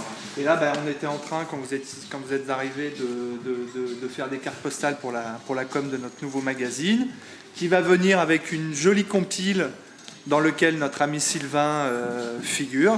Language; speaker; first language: French; native; French